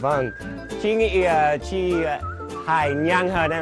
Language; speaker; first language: Vietnamese; non-native, learner; English